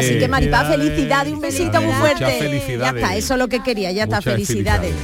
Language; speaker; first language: Spanish; native; Spanish